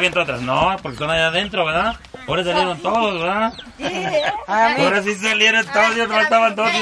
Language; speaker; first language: Spanish; native; Spanish